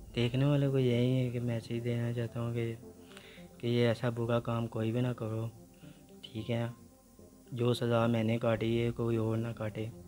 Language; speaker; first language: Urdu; non-native, local second language; Punjabi